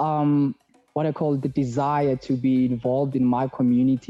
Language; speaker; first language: English; non-native, local second language; Tswana